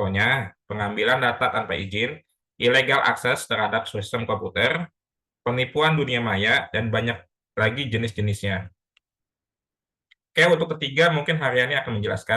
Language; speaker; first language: Indonesian; native; Indonesian